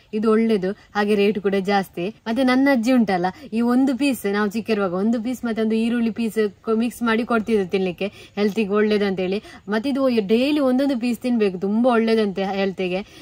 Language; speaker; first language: Kannada; non-native, local second language; Tulu